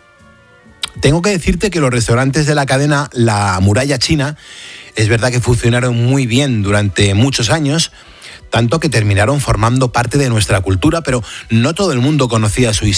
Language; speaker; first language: Spanish; native; Spanish